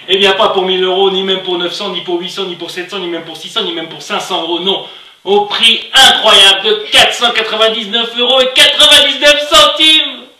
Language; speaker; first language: French; native; French